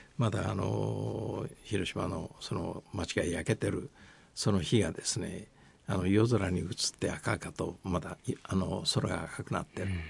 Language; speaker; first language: Japanese; native; Japanese